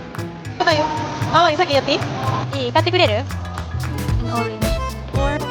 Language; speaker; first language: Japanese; non-native, fluent; Filipino